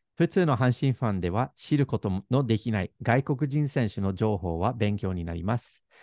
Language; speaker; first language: Japanese; non-native, fluent; English